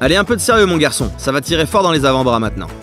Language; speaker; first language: French; native; French